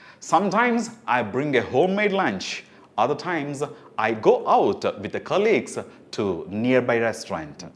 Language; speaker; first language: English; non-native, local second language; Telugu